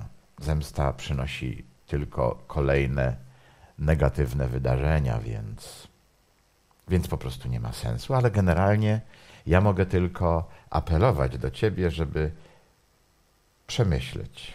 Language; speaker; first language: Polish; native; Polish